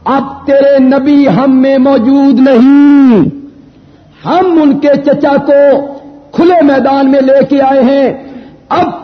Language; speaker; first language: Urdu; non-native, local second language; Punjabi